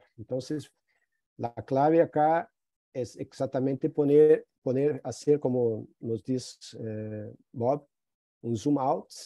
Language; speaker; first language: Spanish; non-native, fluent; Portuguese